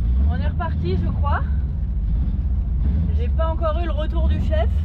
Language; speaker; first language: French; native; French